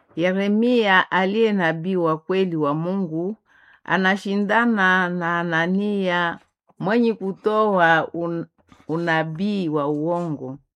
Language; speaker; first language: Swahili; non-native, local second language; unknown